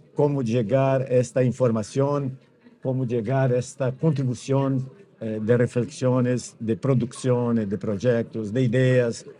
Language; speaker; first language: Spanish; non-native, fluent; Portuguese